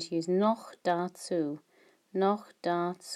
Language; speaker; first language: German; non-native, fluent; English